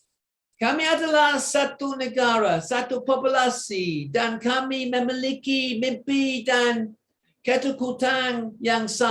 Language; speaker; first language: Indonesian; non-native, fluent; English